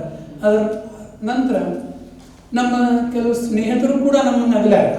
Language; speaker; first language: Kannada; native; Kannada